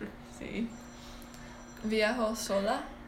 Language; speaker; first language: Spanish; non-native, learner; English